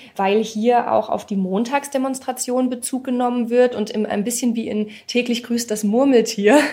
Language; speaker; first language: German; native; German